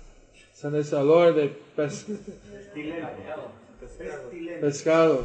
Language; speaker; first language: Spanish; non-native, learner; English